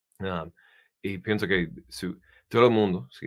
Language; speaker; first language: Spanish; non-native, learner; English